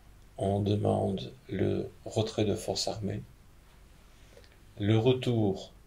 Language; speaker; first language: French; non-native, fluent; Ukrainian